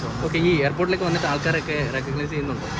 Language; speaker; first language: Malayalam; native; Malayalam